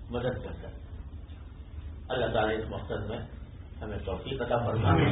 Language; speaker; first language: Urdu; native; Urdu